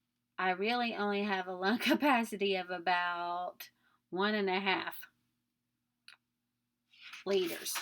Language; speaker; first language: English; native; English